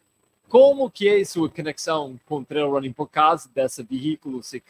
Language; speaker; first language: Portuguese; non-native, fluent; English